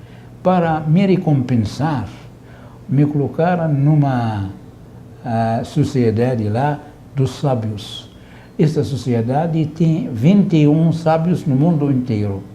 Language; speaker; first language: Portuguese; non-native, fluent; Arabic